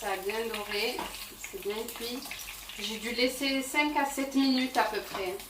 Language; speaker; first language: French; non-native, local second language; Arabic